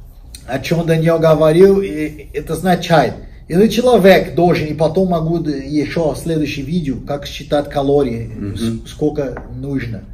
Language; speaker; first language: Russian; non-native, learner; Portuguese